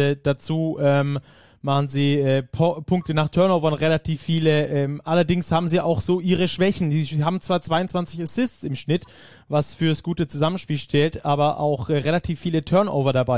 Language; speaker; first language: German; native; German